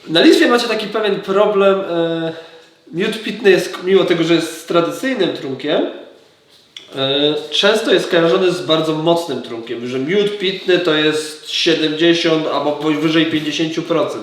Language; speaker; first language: Polish; native; Polish